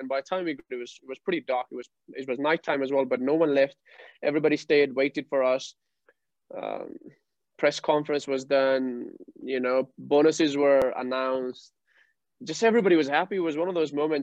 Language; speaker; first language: English; non-native, local second language; Punjabi